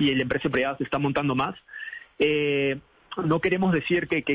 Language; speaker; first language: Spanish; native; Spanish